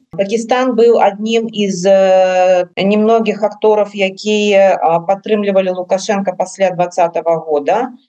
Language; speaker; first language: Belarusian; non-native, local second language; Russian